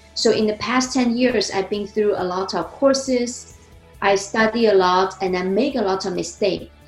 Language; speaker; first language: English; non-native, fluent; Chinese